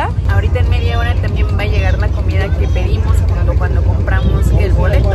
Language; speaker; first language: Spanish; native; Spanish